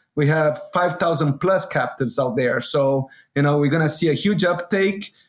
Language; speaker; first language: English; non-native, fluent; Portuguese